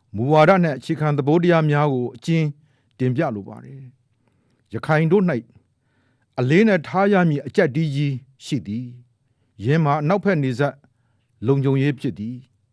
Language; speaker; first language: Burmese; native; Burmese